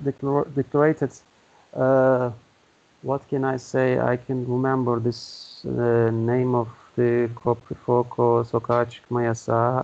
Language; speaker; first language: English; non-native, learner; Turkish